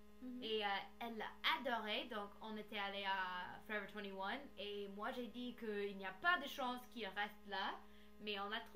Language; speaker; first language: French; non-native, learner; English